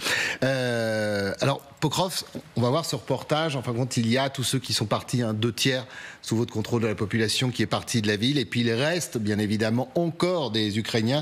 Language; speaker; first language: French; native; French